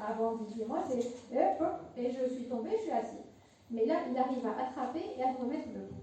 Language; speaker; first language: French; non-native, local second language; Arabic